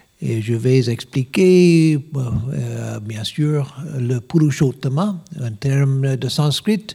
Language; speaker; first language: French; non-native, learner; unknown